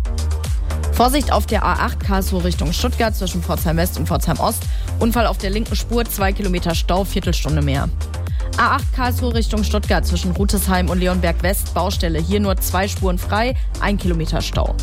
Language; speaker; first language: German; native; German